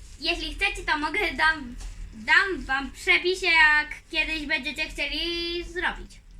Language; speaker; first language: Polish; early bilingual, heritage; Polish